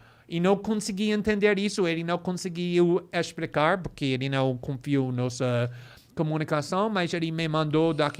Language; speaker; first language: Portuguese; non-native, fluent; English